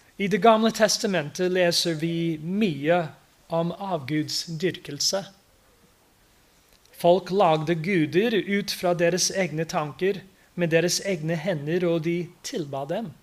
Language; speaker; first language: Norwegian; non-native, fluent; English